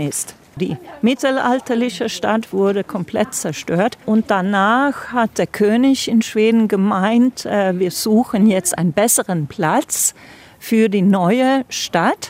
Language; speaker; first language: German; non-native, fluent; Swedish